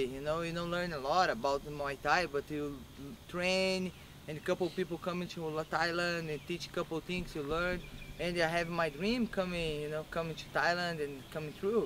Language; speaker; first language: English; non-native, learner; Portuguese